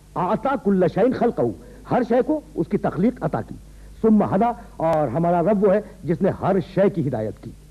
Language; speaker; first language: Urdu; native; Urdu